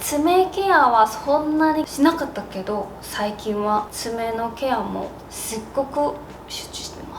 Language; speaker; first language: Japanese; non-native, learner; Korean